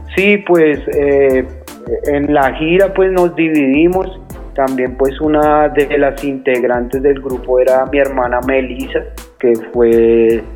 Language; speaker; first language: Spanish; native; Spanish